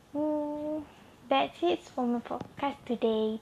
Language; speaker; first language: English; non-native, local second language; Malay